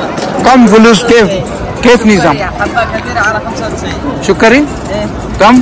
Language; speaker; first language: Hindi; native; Hindi